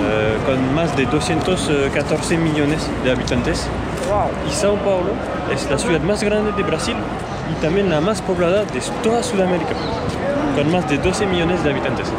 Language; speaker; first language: Spanish; non-native, fluent; French